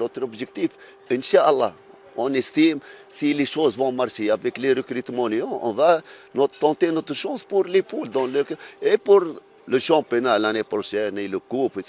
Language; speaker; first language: French; non-native, fluent; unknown